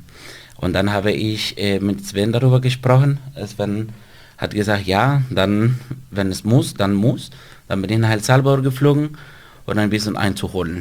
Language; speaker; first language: German; non-native, fluent; Spanish